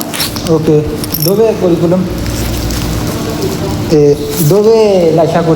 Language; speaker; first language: Italian; non-native, learner; Punjabi